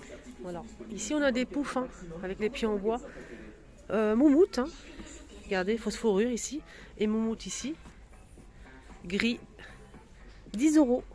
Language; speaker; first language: French; native; French